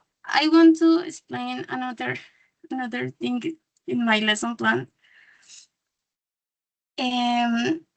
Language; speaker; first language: English; non-native, learner; Spanish